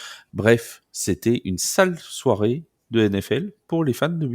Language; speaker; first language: French; native; French